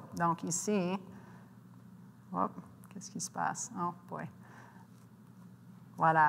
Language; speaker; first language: French; non-native, local second language; English